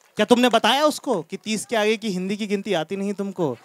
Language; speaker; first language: Hindi; native; Hindi